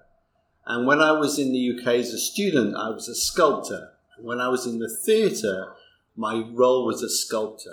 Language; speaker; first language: English; native; English